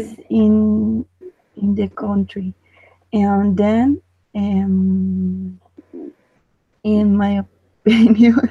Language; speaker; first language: English; non-native, learner; Spanish